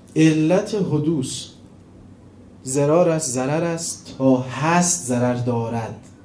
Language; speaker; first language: Persian; non-native, local second language; Azerbaijani